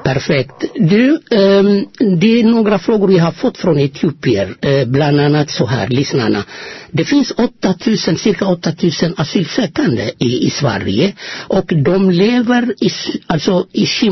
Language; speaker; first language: Swedish; non-native, fluent; Amharic